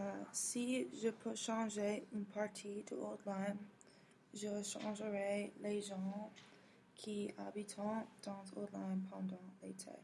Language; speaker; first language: French; non-native, learner; English